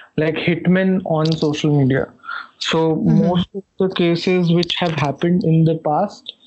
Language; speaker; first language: English; non-native, local second language; Hindi